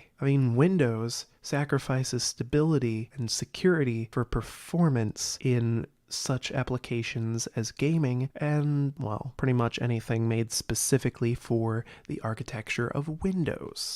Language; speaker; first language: English; native; English